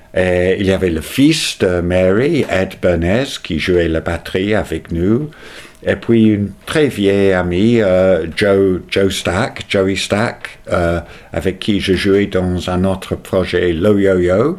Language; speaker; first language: French; non-native, fluent; English